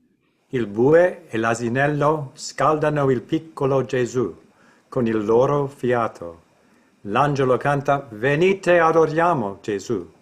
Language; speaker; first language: Italian; non-native, learner; English